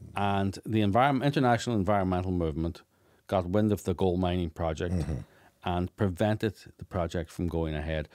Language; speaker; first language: English; native; English